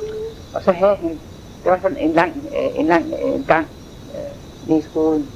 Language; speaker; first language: Danish; native; Danish